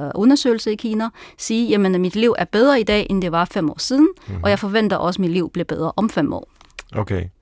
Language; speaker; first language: Danish; non-native, fluent; Chinese